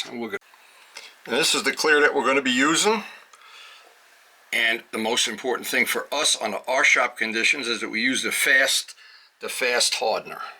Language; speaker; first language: English; native; English